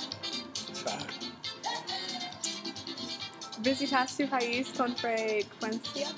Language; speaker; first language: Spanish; non-native, learner; English